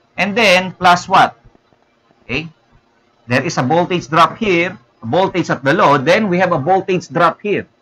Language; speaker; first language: English; non-native, local second language; Filipino